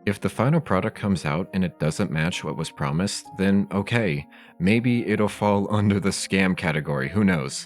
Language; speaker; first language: English; native; English